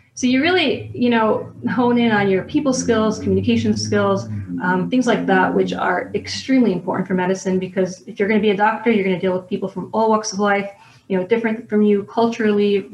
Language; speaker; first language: English; native; English